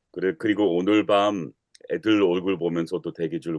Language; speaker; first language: Korean; non-native, learner; English